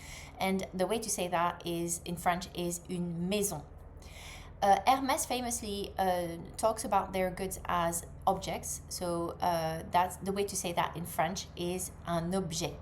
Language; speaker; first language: English; non-native, fluent; French